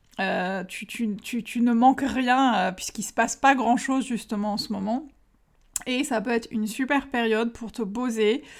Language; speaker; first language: French; native; French